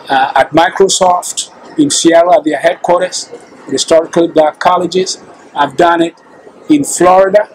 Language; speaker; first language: English; non-native, local second language; Akan